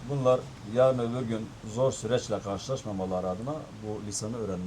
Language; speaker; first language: Turkish; native; Turkish